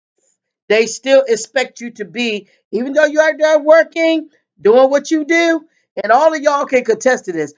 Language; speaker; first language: English; native; English